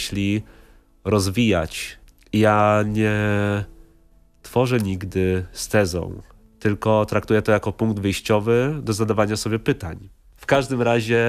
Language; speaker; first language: Polish; non-native, fluent; English